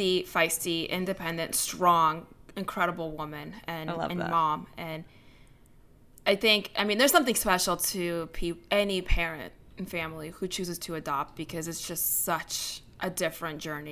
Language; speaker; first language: English; early bilingual, other home language; Ukrainian